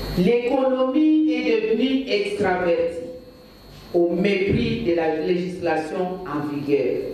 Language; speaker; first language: French; non-native, local second language; Lingala